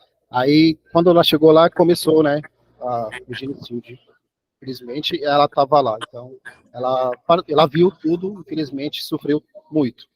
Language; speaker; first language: Portuguese; non-native, fluent; Arabic